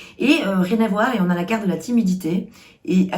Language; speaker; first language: French; native; French